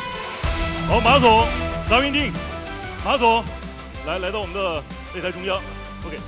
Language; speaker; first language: Chinese; native; Chinese